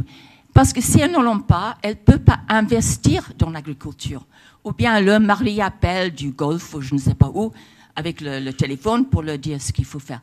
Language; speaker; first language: French; non-native, fluent; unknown